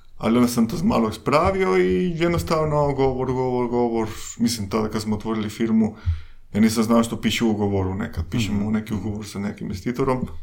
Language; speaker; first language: Croatian; non-native, fluent; Spanish